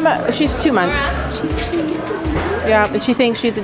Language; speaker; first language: English; native; English